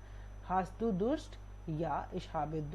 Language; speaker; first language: German; non-native, learner; Hindi